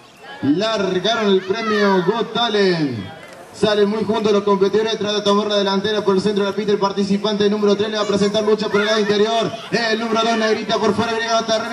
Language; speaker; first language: Spanish; native; Spanish